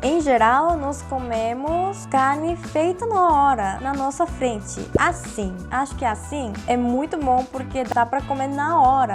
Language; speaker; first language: Portuguese; non-native, fluent; Korean